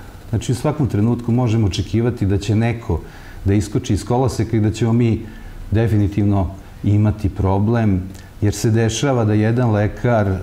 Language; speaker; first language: Serbian; native; Serbian